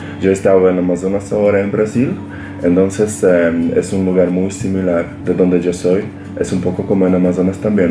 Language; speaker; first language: Spanish; non-native, learner; Polish